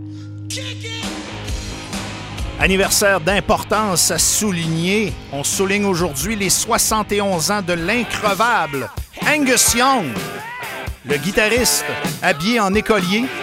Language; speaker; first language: French; native; French